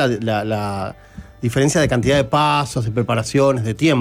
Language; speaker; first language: Spanish; native; Spanish